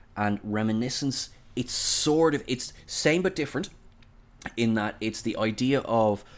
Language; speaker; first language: English; native; English